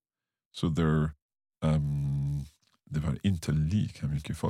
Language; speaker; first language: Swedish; non-native, learner; English